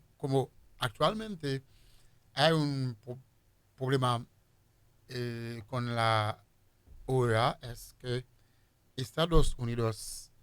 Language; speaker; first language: Spanish; non-native, fluent; Haitian Creole